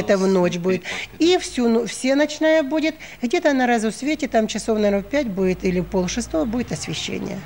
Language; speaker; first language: Russian; native; Russian